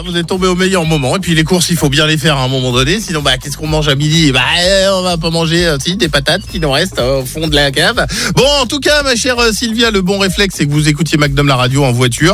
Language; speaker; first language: French; native; French